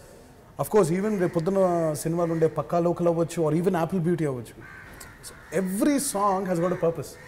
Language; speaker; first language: Telugu; native; Telugu